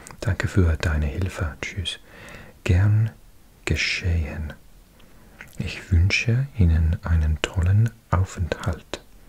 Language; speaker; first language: German; non-native, learner; English